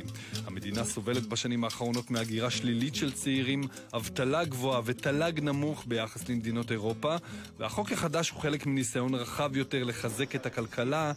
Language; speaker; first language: Hebrew; native; Hebrew